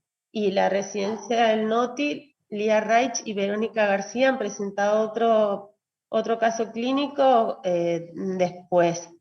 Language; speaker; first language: Spanish; native; Spanish